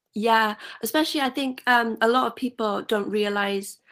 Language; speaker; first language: English; native; English